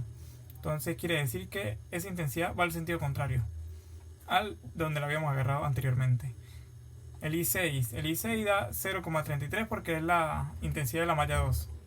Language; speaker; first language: Spanish; native; Spanish